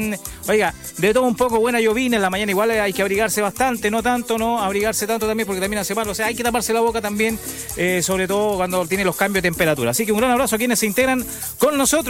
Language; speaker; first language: Spanish; native; Spanish